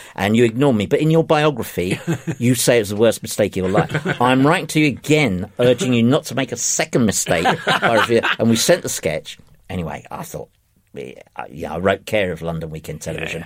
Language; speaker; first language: English; native; English